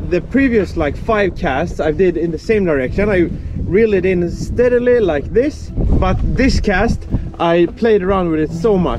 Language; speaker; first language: English; non-native, fluent; Swedish